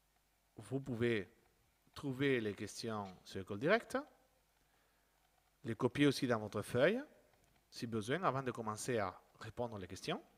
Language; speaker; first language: French; non-native, fluent; Spanish